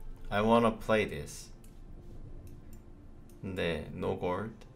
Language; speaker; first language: English; non-native, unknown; Korean